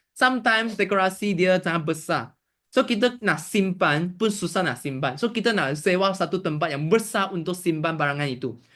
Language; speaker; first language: Malay; non-native, local second language; Chinese